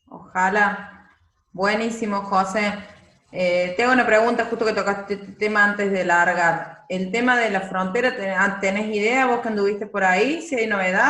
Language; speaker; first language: Spanish; native; Spanish